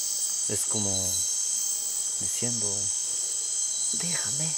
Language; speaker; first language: Spanish; non-native, local second language; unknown